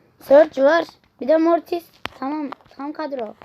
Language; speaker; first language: Turkish; native; Turkish